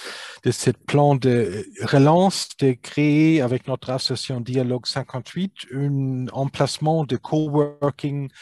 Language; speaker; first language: French; non-native, fluent; German